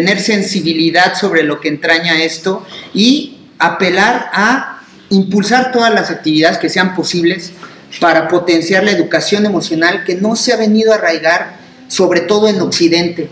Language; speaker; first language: Spanish; native; Spanish